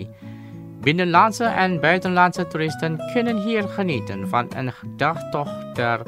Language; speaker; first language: Dutch; non-native, fluent; Indonesian